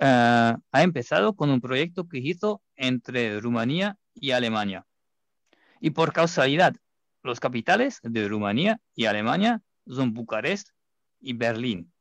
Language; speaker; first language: Spanish; non-native, fluent; German